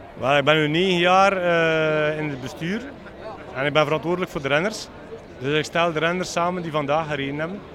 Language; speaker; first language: Dutch; native; Dutch